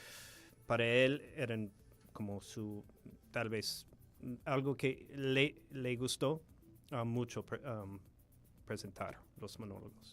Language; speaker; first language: Spanish; non-native, fluent; English